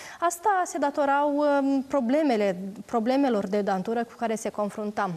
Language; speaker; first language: Romanian; native; Romanian